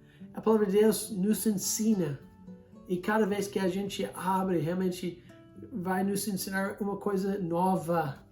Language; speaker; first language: Portuguese; non-native, fluent; English